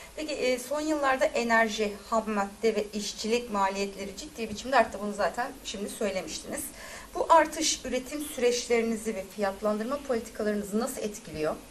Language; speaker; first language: Turkish; native; Turkish